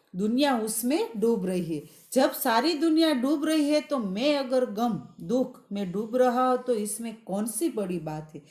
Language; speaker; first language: Hindi; non-native, local second language; Gujarati